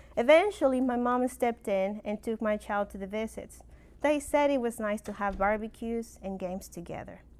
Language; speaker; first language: English; non-native, fluent; Spanish